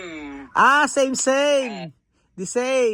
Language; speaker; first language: English; non-native, learner; Filipino